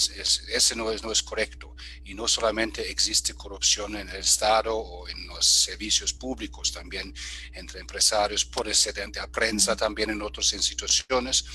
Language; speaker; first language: Spanish; non-native, fluent; German